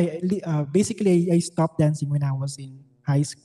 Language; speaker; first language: English; non-native, local second language; Filipino